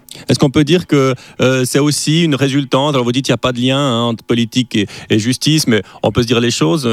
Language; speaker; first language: French; native; French